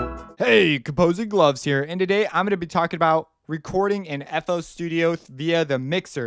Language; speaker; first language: English; native; English